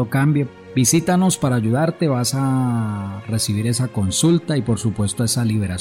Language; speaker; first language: Spanish; native; Spanish